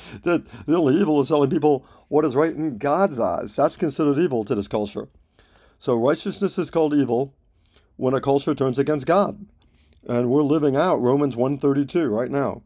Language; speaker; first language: English; native; English